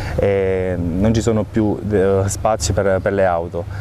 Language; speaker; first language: Italian; native; Italian